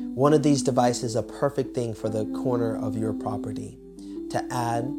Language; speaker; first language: English; native; English